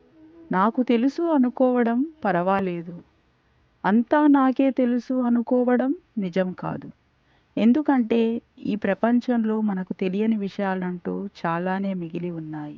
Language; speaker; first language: Telugu; native; Telugu